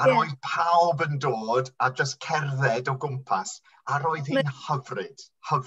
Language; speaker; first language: Welsh; non-native, fluent; English